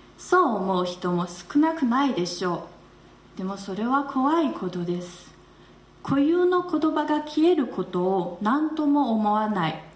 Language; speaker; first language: Japanese; non-native, fluent; Chinese